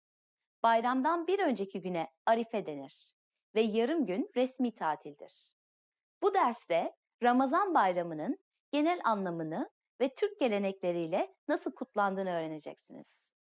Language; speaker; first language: Turkish; native; Turkish